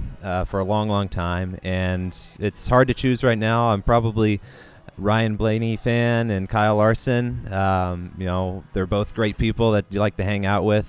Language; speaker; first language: English; native; English